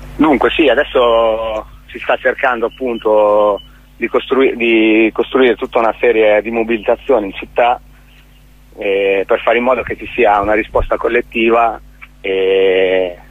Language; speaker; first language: Italian; native; Italian